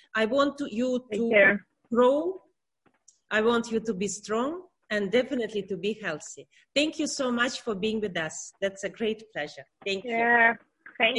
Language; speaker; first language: English; non-native, learner; Russian